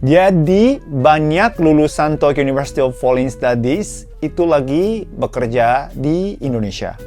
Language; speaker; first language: Indonesian; non-native, fluent; Japanese